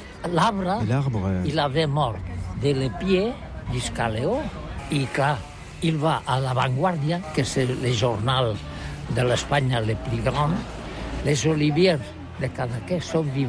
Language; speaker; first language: French; non-native, learner; Catalan